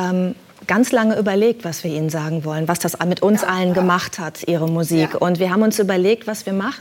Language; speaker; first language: German; native; German